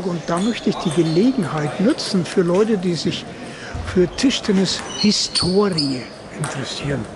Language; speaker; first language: German; native; German